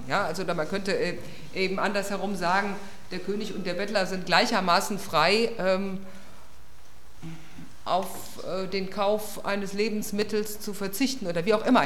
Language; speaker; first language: German; native; German